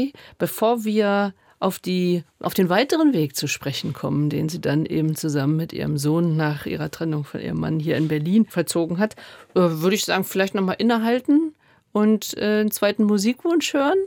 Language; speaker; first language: German; native; German